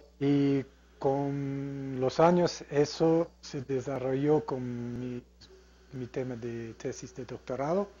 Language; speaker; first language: Spanish; non-native, fluent; English